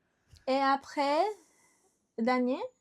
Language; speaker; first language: French; non-native, learner; Japanese